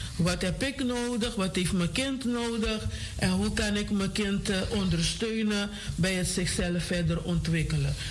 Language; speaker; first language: Dutch; non-native, local second language; Papiamento